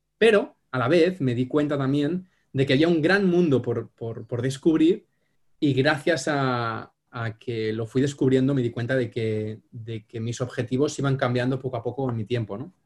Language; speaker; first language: Spanish; non-native, local second language; Catalan